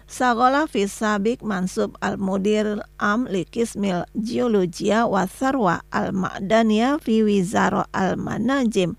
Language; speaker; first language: Arabic; non-native, fluent; Indonesian